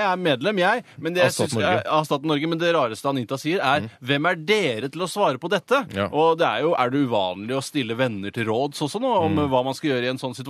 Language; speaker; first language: Norwegian; native; Norwegian